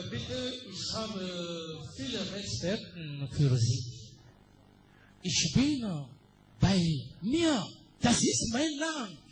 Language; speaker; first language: German; non-native, learner; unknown